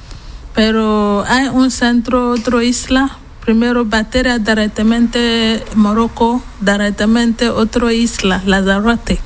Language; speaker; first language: Spanish; non-native, learner; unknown